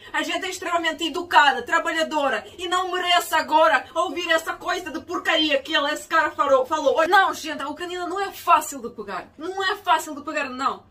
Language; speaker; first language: Portuguese; non-native, fluent; Ukrainian